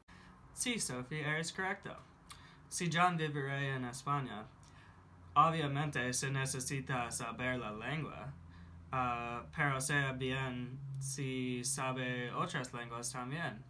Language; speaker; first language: Spanish; non-native, learner; English